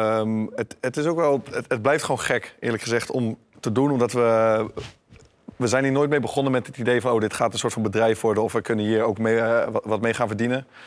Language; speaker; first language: Dutch; native; Dutch